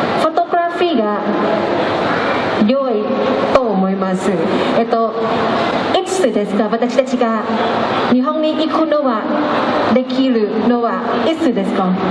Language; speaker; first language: Japanese; non-native, learner; Thai